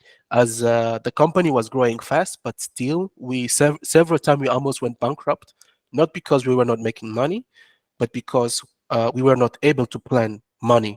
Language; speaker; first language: English; non-native, fluent; French